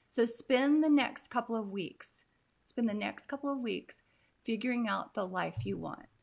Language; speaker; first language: English; native; English